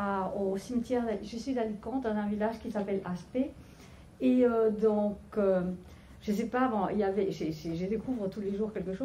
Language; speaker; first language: French; non-native, fluent; Spanish